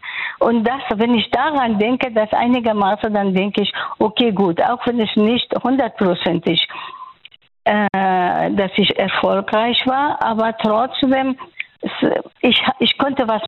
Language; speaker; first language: German; non-native, fluent; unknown